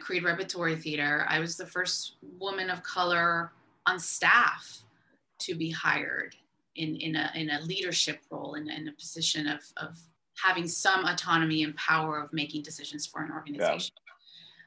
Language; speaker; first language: English; early bilingual, other home language; Spanish